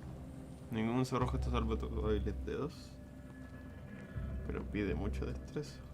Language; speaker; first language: Spanish; native; Spanish